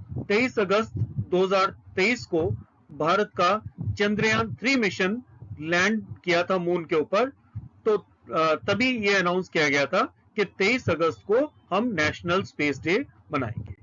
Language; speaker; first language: Hindi; native; Hindi